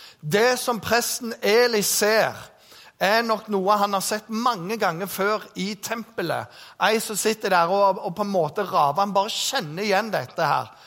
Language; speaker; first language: Norwegian; native; Norwegian